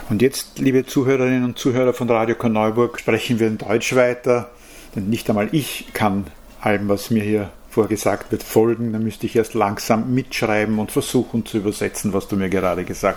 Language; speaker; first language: German; native; German